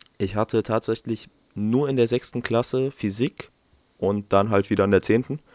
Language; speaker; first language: German; non-native, fluent; Romanian